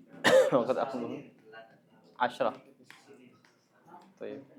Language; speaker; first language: Arabic; non-native, fluent; Indonesian